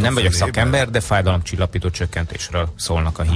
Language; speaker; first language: Hungarian; native; Hungarian